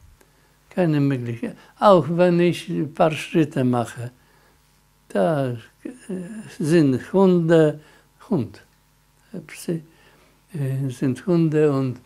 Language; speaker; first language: German; non-native, learner; Polish